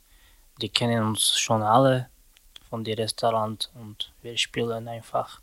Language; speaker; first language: German; non-native, learner; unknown